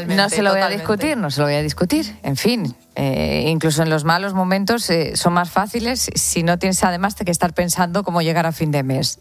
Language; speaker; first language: Spanish; native; Spanish